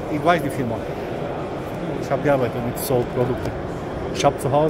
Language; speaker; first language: German; non-native, learner; Romanian